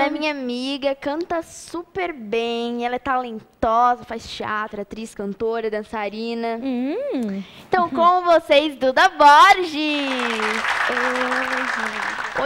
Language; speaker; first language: Portuguese; native; Portuguese